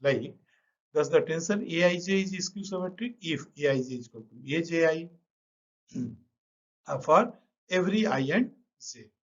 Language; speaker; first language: English; non-native, local second language; Hindi